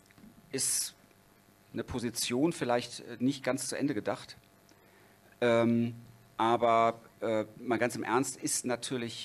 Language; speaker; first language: German; native; German